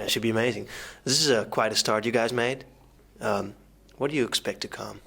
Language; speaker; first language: English; non-native, fluent; Dutch